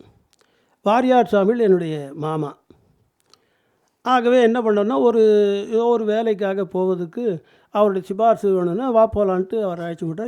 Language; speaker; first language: Tamil; native; Tamil